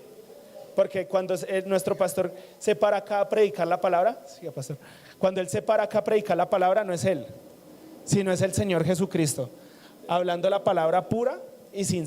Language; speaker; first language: Spanish; native; Spanish